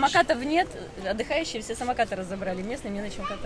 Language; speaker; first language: Russian; native; Russian